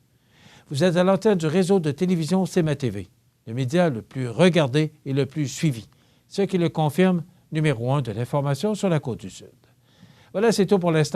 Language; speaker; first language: French; native; French